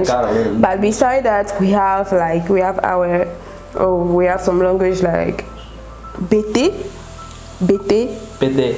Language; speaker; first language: English; non-native, local second language; French